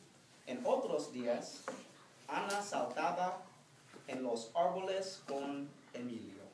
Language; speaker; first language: Spanish; non-native, fluent; English